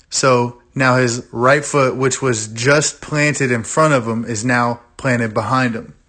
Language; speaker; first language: English; native; English